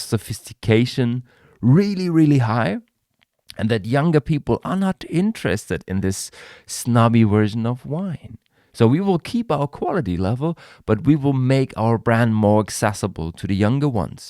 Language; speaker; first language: English; non-native, fluent; German